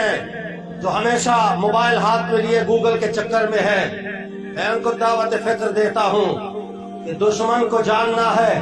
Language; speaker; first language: Urdu; native; Urdu